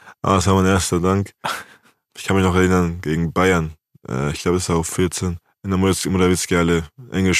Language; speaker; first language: German; native; German